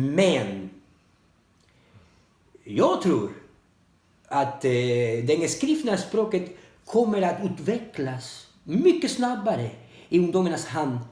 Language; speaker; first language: Swedish; non-native, learner; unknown